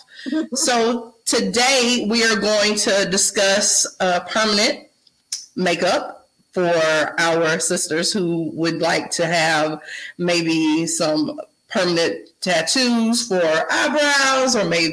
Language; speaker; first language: English; native; English